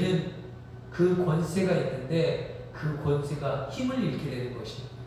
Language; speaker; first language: Korean; native; Korean